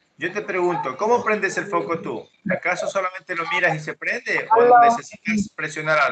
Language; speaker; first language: Spanish; native; Spanish